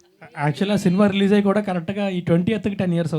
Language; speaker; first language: Telugu; native; Telugu